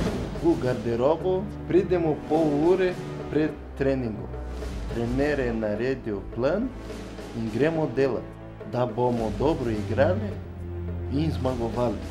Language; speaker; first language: Slovenian; non-native, learner; Portuguese